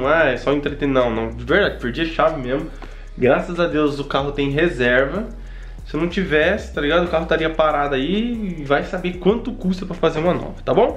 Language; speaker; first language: Portuguese; native; Portuguese